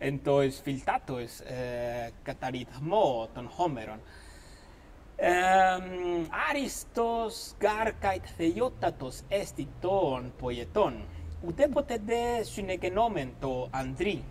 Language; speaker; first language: Greek; non-native, fluent; Spanish